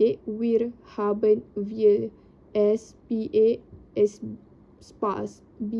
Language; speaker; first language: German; non-native, learner; Indonesian